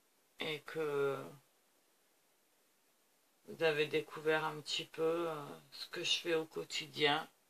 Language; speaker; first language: French; native; French